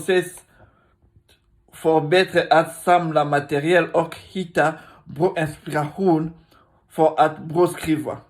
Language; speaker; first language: Swedish; non-native, learner; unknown